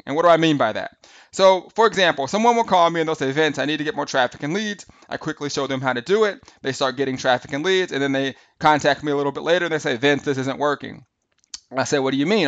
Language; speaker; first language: English; native; English